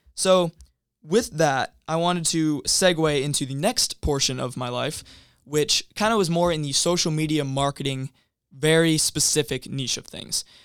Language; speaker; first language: English; native; English